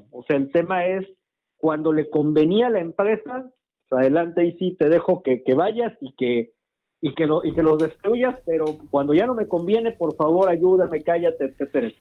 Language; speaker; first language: Spanish; native; Spanish